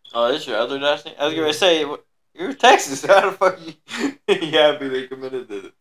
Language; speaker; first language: English; native; English